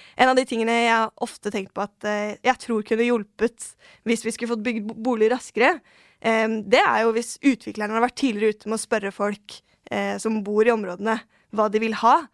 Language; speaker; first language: Norwegian; native; Norwegian